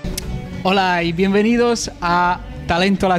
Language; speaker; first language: Spanish; non-native, fluent; Italian